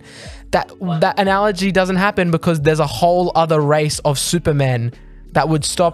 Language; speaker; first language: English; native; English